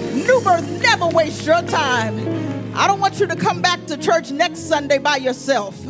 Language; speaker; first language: English; native; English